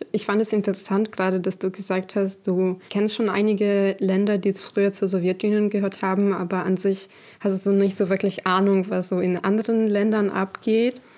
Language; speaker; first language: German; non-native, fluent; Ukrainian